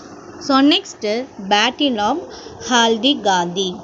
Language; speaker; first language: English; non-native, local second language; Tamil